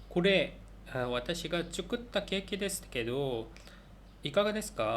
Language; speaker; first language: Japanese; non-native, learner; Korean